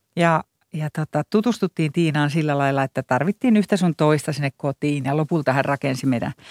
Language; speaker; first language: Finnish; native; Finnish